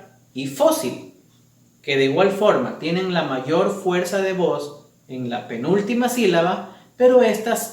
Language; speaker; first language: Spanish; native; Spanish